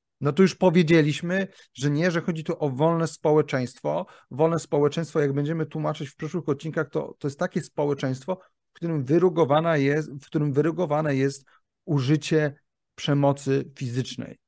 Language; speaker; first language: Polish; native; Polish